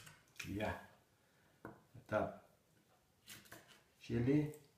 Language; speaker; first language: Swedish; non-native, learner; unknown